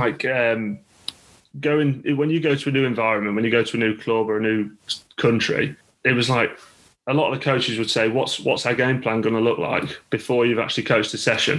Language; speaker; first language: English; native; English